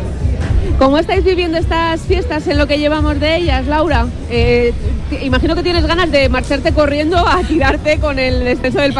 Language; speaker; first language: Spanish; native; Spanish